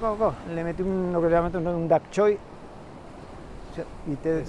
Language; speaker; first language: Spanish; native; Spanish